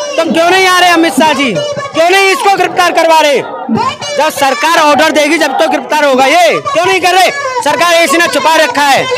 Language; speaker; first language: Hindi; native; Hindi